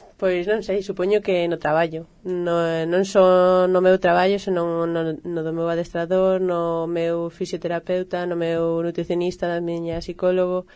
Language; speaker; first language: Galician; native; Galician